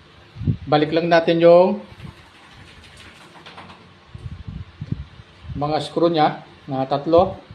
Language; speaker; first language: Filipino; native; Filipino